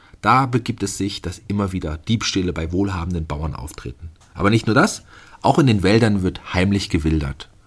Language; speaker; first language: German; native; German